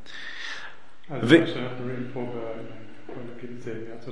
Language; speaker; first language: Hebrew; non-native, learner; English